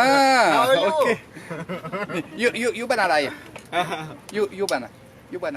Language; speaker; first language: Thai; non-native, learner; French